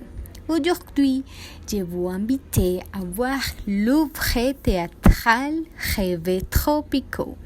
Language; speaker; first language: French; non-native, learner; Spanish